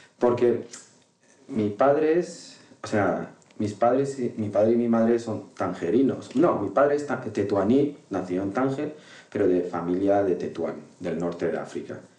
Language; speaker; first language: Spanish; non-native, local second language; Arabic